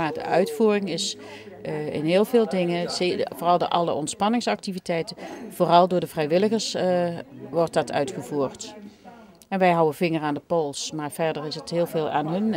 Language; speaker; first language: Dutch; native; Dutch